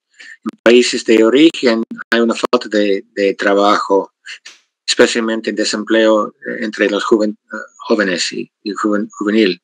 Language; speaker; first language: Spanish; non-native, fluent; English